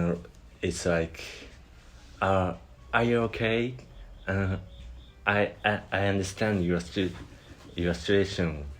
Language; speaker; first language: English; non-native, learner; Japanese